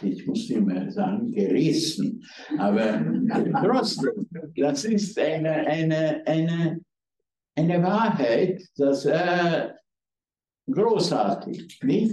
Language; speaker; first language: German; non-native, fluent; Hungarian